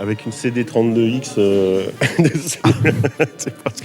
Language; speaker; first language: French; native; French